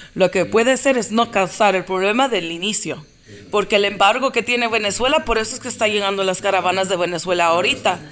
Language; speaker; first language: Spanish; early bilingual, heritage; Spanish